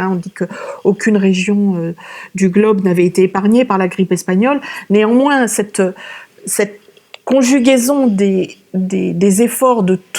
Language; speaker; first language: French; native; French